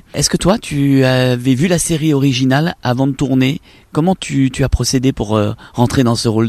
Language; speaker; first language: French; native; French